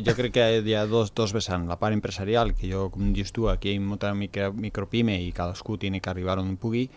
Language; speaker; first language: Catalan; non-native, local second language; Spanish